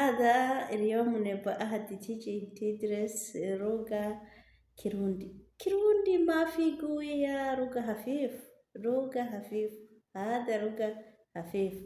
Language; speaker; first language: Arabic; non-native, learner; Rundi